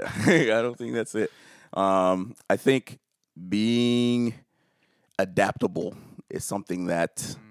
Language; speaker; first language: English; early bilingual, other home language; Akan